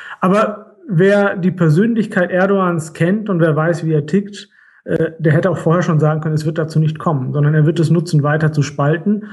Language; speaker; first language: German; native; German